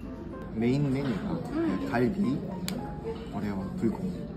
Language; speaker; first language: Japanese; non-native, fluent; Korean